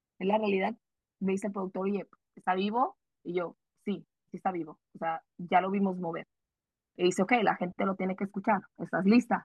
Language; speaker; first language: Spanish; early bilingual, heritage; Spanish